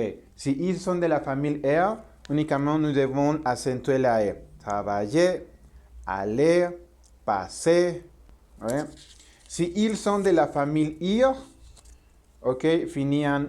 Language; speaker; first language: French; non-native, learner; Spanish